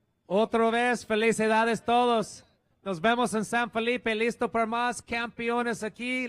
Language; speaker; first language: Spanish; non-native, learner; English